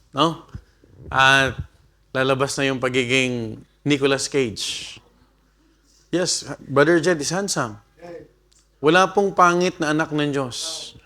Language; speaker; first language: Filipino; non-native, local second language; Bikol